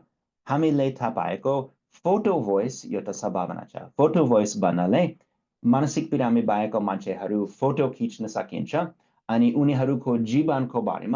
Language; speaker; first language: Nepali; non-native, fluent; English